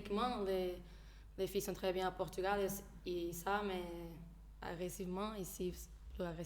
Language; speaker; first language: French; non-native, fluent; Portuguese